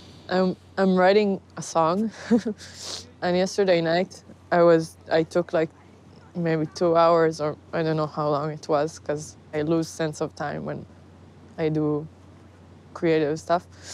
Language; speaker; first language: English; non-native, fluent; Hebrew